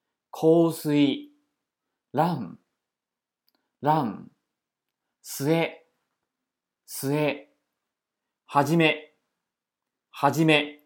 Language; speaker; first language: Japanese; non-native, fluent; Chinese